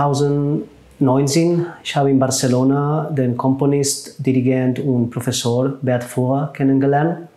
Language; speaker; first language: German; non-native, fluent; Catalan